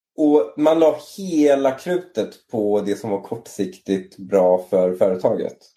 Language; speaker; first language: Swedish; early bilingual, other home language; Persian